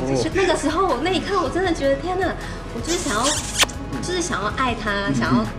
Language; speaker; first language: Chinese; native; Chinese